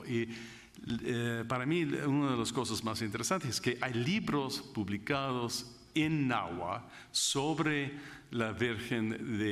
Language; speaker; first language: Spanish; non-native, fluent; English